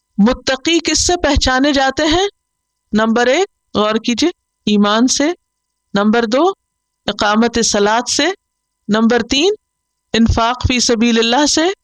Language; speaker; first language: Urdu; native; Urdu